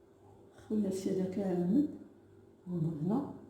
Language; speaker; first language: Arabic; native; Arabic